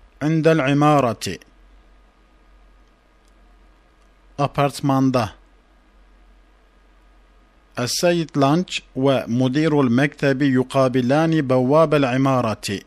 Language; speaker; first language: Arabic; non-native, fluent; Turkish